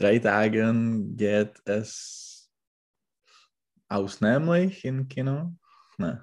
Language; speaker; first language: German; non-native, learner; Czech